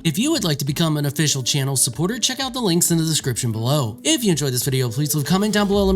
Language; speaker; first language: English; native; English